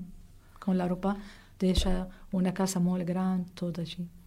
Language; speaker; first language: Spanish; non-native, learner; Arabic